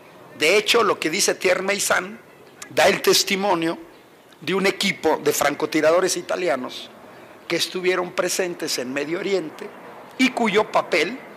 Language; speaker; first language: Spanish; native; Spanish